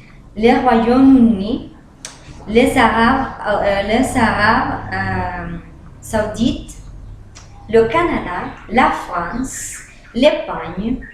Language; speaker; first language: French; non-native, learner; Spanish